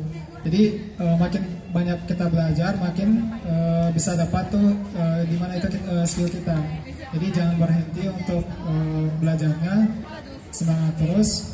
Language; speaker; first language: Indonesian; non-native, fluent; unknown